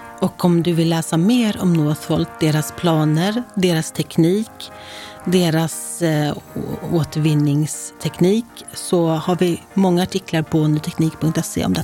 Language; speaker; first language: Swedish; native; Swedish